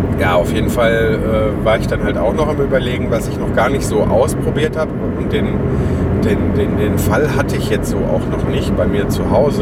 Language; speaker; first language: German; native; German